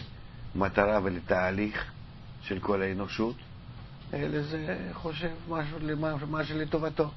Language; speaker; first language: Hebrew; non-native, fluent; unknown